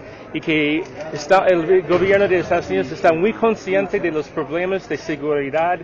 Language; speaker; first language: Spanish; non-native, fluent; English